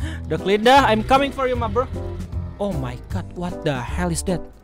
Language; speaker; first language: English; non-native, learner; Indonesian